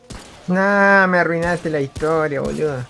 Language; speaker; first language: Spanish; native; Spanish